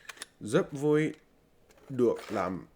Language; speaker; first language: Vietnamese; non-native, learner; English